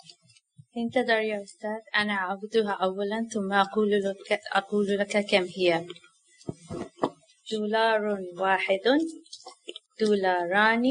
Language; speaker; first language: Arabic; non-native, learner; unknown